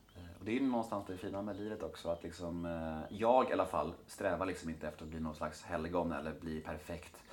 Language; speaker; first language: Swedish; native; Swedish